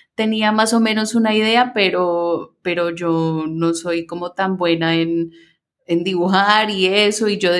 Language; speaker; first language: Spanish; early bilingual, heritage; Spanish